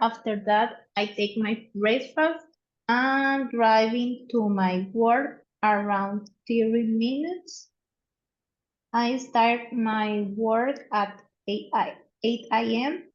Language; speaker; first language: English; non-native, learner; Spanish